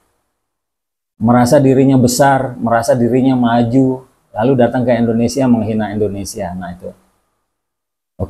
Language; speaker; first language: Indonesian; native; Indonesian